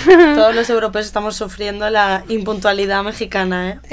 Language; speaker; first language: Spanish; native; Spanish